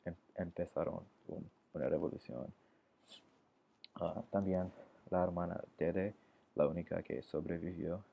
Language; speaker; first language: Spanish; non-native, learner; English